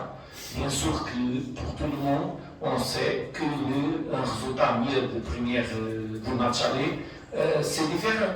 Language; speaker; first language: French; non-native, fluent; Portuguese